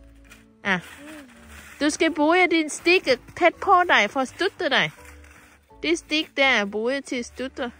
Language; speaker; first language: Danish; non-native, learner; Thai